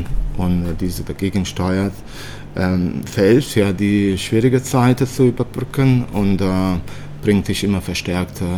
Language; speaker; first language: German; early bilingual, other home language; Italian